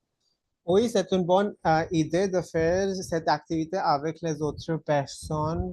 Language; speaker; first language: French; non-native, fluent; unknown